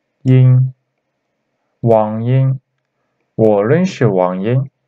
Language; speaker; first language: Chinese; non-native, learner; Turkish